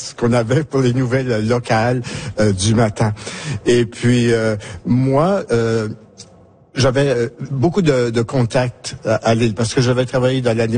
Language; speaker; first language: French; native; French